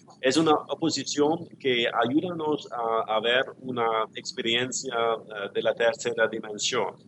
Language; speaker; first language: Spanish; non-native, learner; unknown